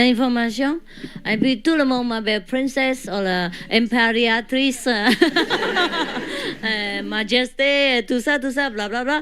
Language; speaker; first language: French; non-native, learner; Vietnamese